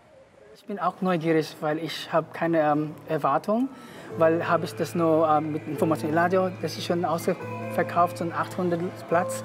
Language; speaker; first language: German; non-native, learner; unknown